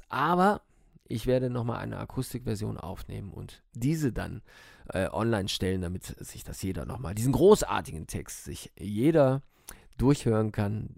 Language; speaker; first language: German; native; German